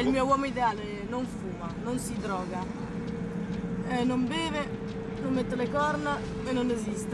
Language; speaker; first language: Italian; non-native, fluent; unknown